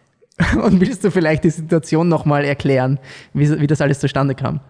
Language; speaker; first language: German; native; German